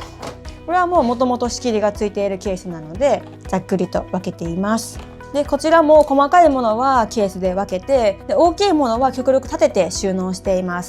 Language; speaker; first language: Japanese; native; Japanese